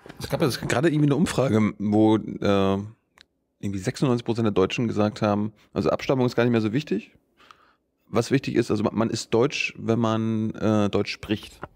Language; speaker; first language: German; native; German